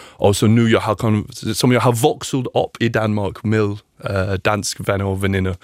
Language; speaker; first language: Danish; non-native, learner; English